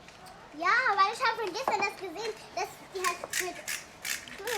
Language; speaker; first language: German; early bilingual, heritage; Amharic